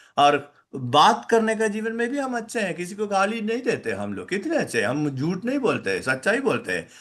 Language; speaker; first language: Hindi; non-native, local second language; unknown